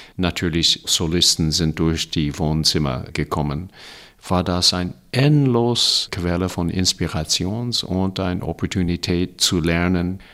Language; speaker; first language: German; non-native, fluent; English